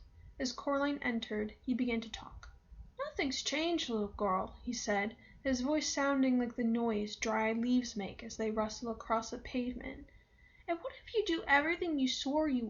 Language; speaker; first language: English; native; English